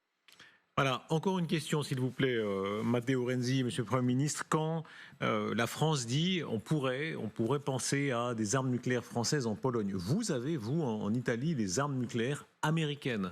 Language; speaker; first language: French; native; French